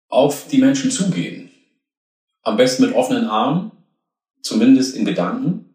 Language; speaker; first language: German; early bilingual, other home language; Oromo